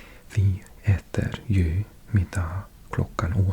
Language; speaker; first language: Swedish; non-native, learner; English